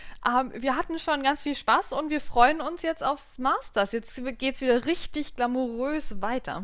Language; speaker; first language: German; native; German